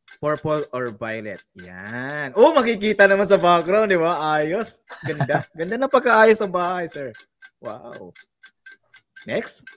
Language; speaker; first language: Filipino; non-native, local second language; Cebuano